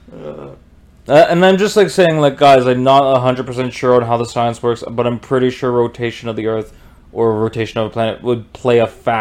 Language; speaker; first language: English; native; English